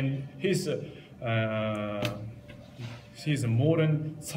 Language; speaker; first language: English; non-native, learner; Japanese